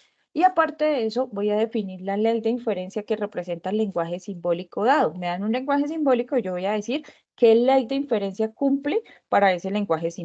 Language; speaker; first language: Spanish; native; Spanish